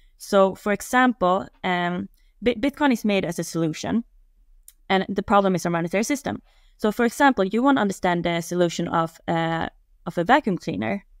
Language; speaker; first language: English; non-native, fluent; Swedish